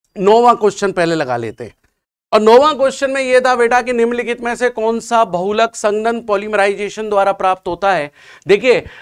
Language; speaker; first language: Hindi; native; Hindi